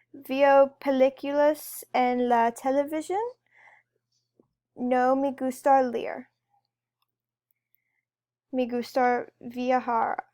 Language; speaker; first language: Spanish; non-native, learner; English